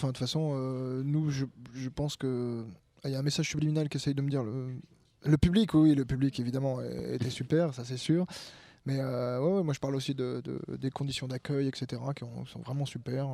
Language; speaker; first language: French; native; French